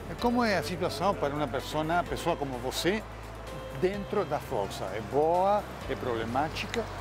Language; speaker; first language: Portuguese; non-native, fluent; Spanish